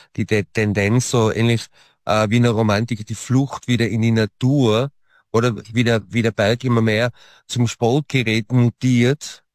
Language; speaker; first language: German; native; German